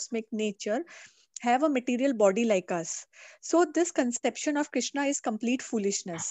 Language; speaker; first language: English; non-native, local second language; Hindi